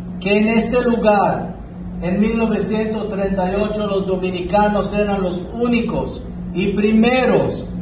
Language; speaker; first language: Spanish; non-native, fluent; Hebrew